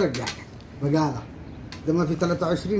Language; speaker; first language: Arabic; non-native, learner; Urdu